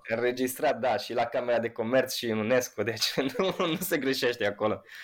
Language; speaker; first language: Romanian; non-native, fluent; Italian